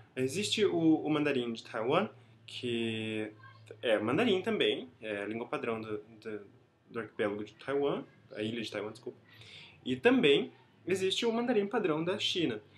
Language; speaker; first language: Portuguese; native; Portuguese